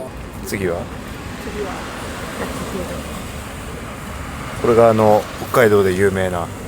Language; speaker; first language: Japanese; native; Japanese